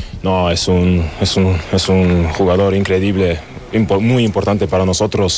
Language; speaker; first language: Spanish; non-native, fluent; German